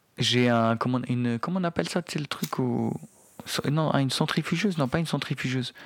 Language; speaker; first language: French; non-native, local second language; Arabic